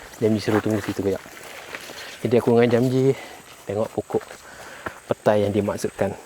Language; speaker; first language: Malay; non-native, local second language; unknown